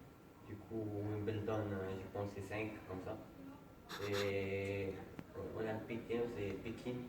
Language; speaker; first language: French; non-native, fluent; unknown